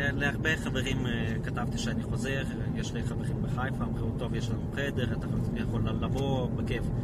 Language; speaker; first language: Hebrew; non-native, fluent; Russian